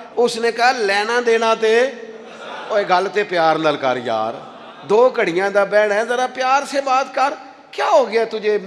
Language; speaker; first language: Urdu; non-native, local second language; Punjabi